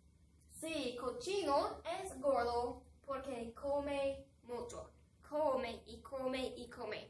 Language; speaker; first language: Spanish; non-native, fluent; English